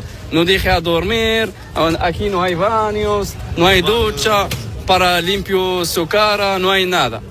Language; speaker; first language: Spanish; non-native, learner; Arabic